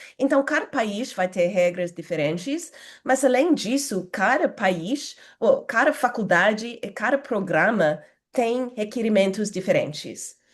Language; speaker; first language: Portuguese; non-native, fluent; English